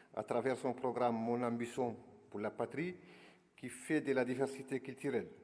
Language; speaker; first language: French; non-native, local second language; Arabic